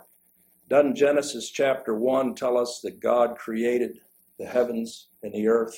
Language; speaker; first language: English; native; English